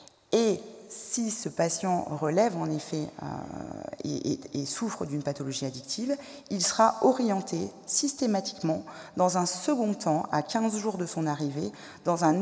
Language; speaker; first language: French; native; French